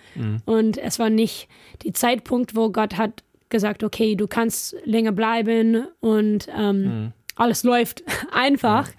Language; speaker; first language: German; non-native, fluent; English